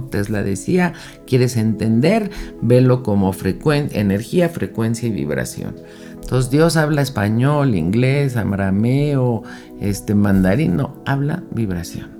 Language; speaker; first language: Spanish; native; Spanish